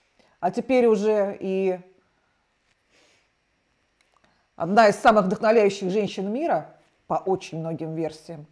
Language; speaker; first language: Russian; native; Russian